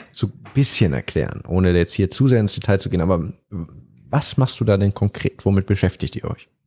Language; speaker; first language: German; native; German